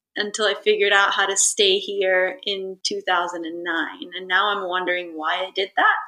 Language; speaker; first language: English; early bilingual, other home language; Italian